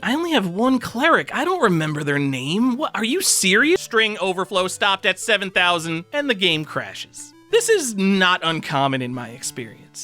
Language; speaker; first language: English; native; English